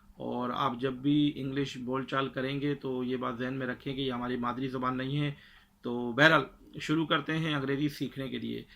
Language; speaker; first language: Urdu; native; Urdu